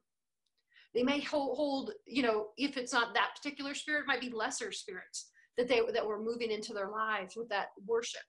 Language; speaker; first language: English; native; English